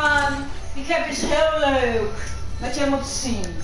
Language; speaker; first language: Dutch; non-native, learner; Portuguese